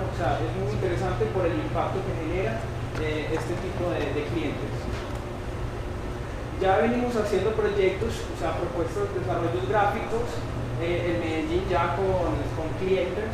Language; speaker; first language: Spanish; native; Spanish